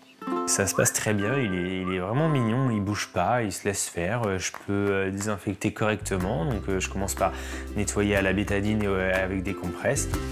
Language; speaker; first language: French; native; French